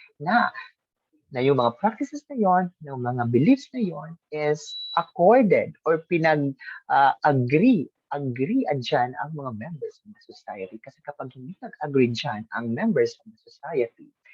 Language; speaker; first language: Filipino; non-native, local second language; Bikol